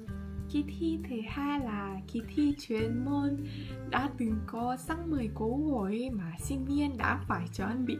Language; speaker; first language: Vietnamese; non-native, fluent; Russian